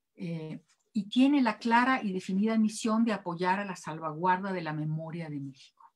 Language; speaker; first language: Spanish; native; Spanish